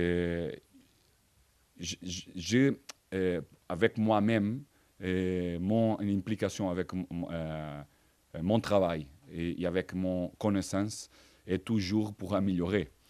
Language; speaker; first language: French; non-native, fluent; Portuguese